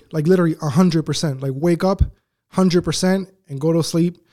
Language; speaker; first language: English; early bilingual, other home language; Spanish